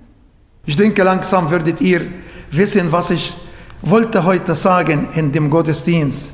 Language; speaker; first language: German; non-native, fluent; Arabic